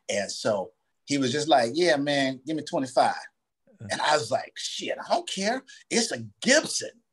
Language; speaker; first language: English; native; English